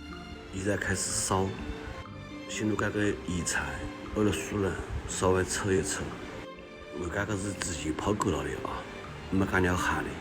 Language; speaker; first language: Chinese; non-native, local second language; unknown